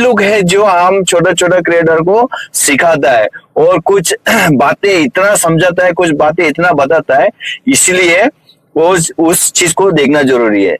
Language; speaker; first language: Hindi; non-native, local second language; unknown